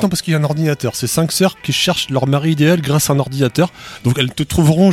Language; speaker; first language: French; native; French